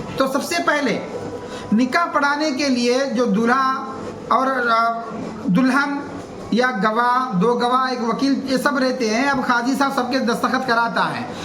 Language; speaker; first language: Urdu; native; Urdu